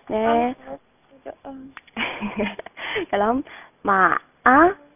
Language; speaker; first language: Korean; non-native, fluent; Chinese